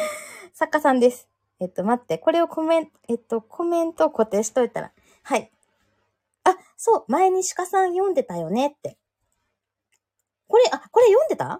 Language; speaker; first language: Japanese; native; Japanese